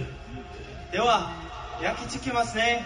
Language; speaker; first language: Japanese; non-native, learner; Korean